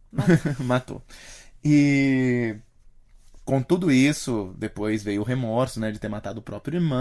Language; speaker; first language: Portuguese; native; Portuguese